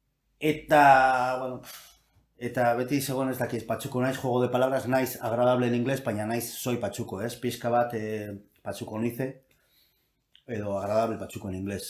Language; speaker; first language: Basque; non-native, local second language; Spanish